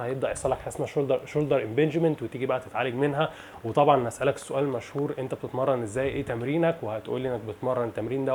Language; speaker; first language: Arabic; native; Arabic